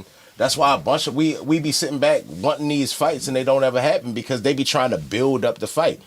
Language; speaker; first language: English; native; English